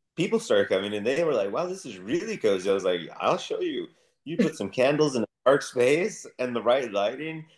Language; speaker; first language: English; native; English